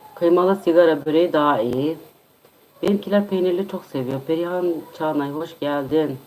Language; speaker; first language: Turkish; native; Turkish